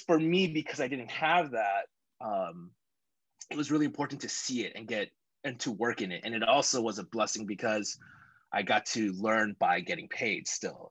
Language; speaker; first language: English; native; English